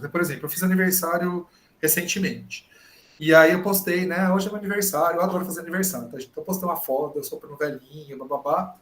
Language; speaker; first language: Portuguese; native; Portuguese